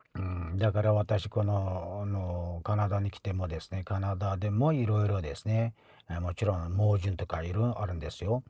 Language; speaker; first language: Japanese; non-native, fluent; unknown